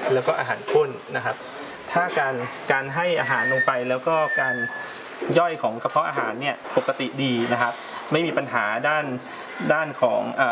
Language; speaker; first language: Thai; native; Thai